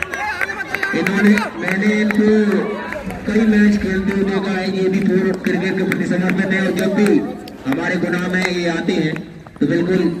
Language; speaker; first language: Hindi; native; Hindi